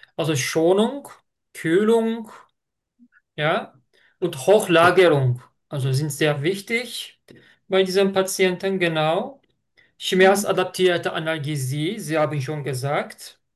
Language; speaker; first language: German; non-native, fluent; Turkish